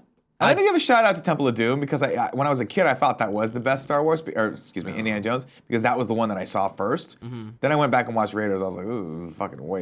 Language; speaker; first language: English; native; English